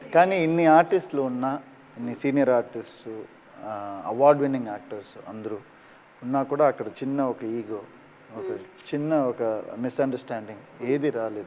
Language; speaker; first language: Telugu; early bilingual, heritage; Telugu